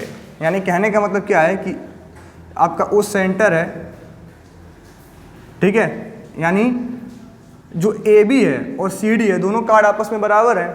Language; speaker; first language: Hindi; native; Hindi